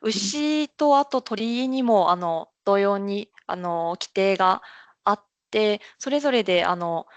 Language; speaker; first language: Japanese; native; Japanese